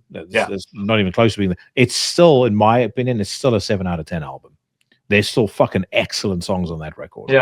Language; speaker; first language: English; native; English